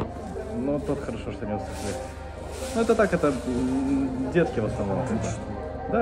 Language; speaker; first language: Russian; native; Russian